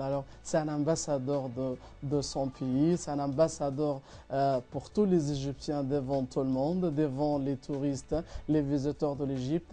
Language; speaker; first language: French; non-native, fluent; Arabic